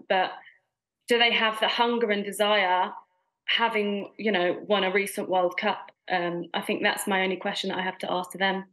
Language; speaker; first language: English; native; English